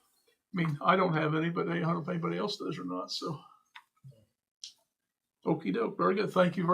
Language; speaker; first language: English; native; English